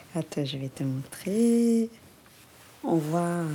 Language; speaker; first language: French; early bilingual, other home language; Somali